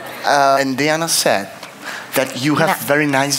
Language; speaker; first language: English; non-native, learner; Czech